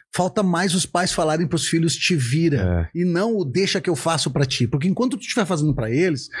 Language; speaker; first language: Portuguese; native; Portuguese